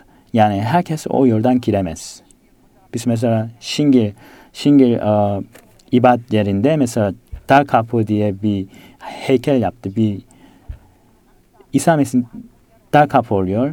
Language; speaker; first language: Turkish; non-native, fluent; Korean